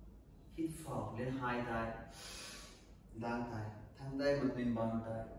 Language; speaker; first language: Vietnamese; non-native, learner; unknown